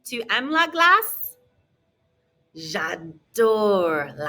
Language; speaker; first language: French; non-native, fluent; English